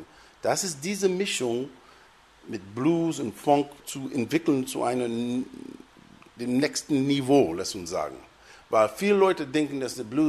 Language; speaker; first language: German; non-native, fluent; English